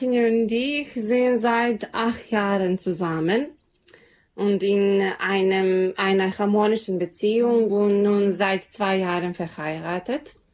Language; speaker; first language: German; non-native, learner; Serbian